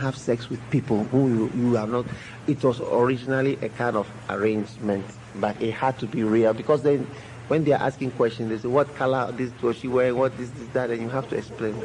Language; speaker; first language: English; native; English